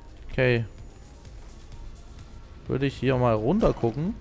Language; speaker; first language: German; native; German